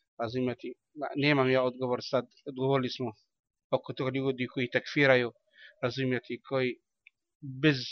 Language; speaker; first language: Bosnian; non-native, learner; Arabic